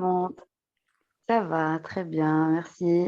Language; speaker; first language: French; non-native, fluent; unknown